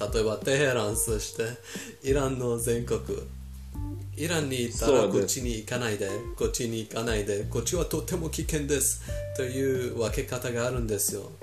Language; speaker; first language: Japanese; non-native, fluent; Persian